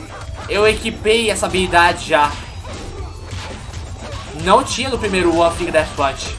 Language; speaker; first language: Portuguese; native; Portuguese